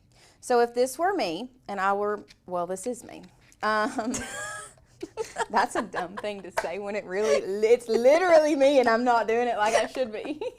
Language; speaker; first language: English; native; English